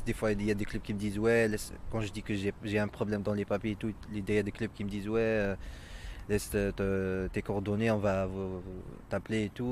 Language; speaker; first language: French; non-native, local second language; Arabic